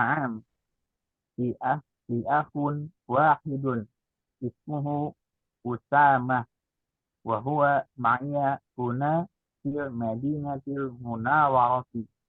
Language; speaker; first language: Arabic; non-native, learner; Indonesian